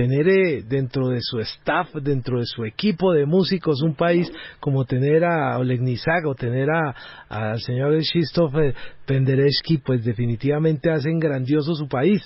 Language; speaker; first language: Spanish; native; Spanish